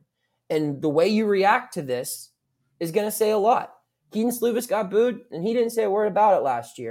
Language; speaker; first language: English; native; English